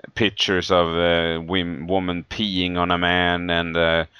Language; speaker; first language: English; non-native, fluent; Swedish